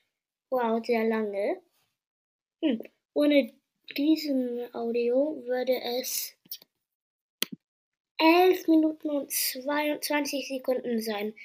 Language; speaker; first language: German; non-native, learner; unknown